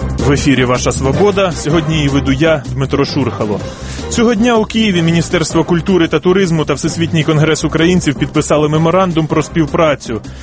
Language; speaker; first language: Ukrainian; native; Ukrainian